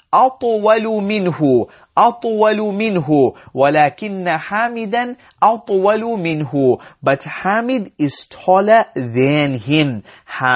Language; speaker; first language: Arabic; non-native, fluent; English